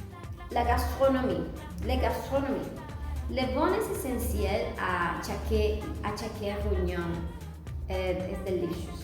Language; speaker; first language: French; non-native, learner; Spanish